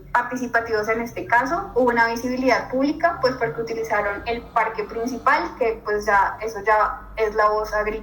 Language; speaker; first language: Spanish; native; Spanish